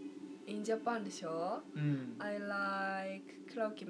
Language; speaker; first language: English; non-native, learner; Japanese